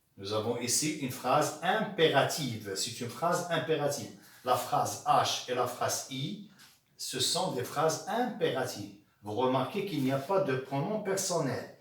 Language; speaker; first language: French; non-native, local second language; Arabic